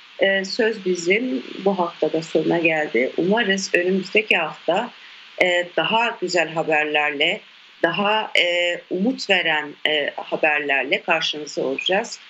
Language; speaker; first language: Turkish; native; Turkish